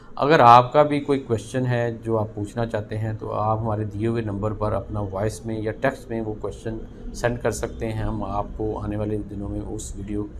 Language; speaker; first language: Urdu; non-native, local second language; Punjabi